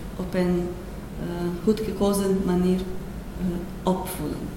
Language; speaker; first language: Dutch; non-native, fluent; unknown